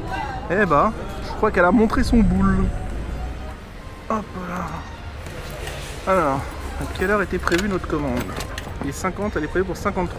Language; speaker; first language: French; native; French